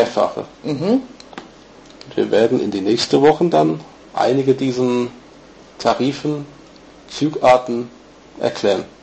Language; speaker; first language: German; non-native, fluent; English